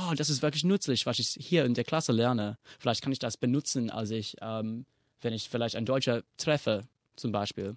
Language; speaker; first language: German; non-native, fluent; English